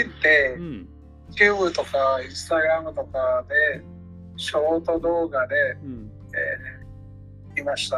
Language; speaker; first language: Japanese; non-native, learner; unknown